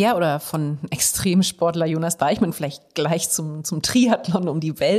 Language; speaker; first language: German; native; German